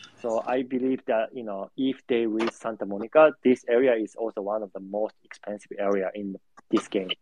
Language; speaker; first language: English; non-native, learner; Japanese